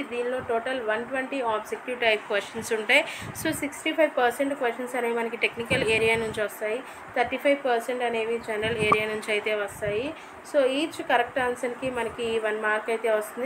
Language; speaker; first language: Telugu; native; Telugu